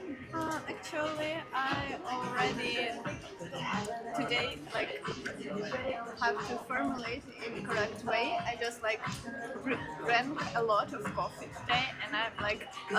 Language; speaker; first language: English; non-native, learner; Ukrainian